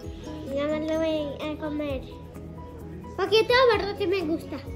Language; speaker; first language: Spanish; early bilingual, heritage; Spanish